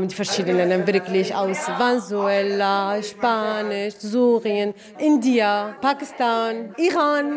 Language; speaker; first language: German; non-native, learner; Kurdish